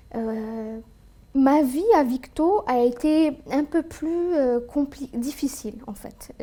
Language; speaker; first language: French; non-native, local second language; Arabic